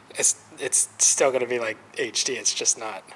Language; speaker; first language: English; native; English